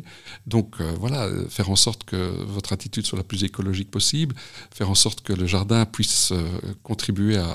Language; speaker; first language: French; native; French